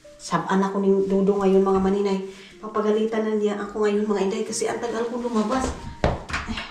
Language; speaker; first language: Filipino; non-native, local second language; Cebuano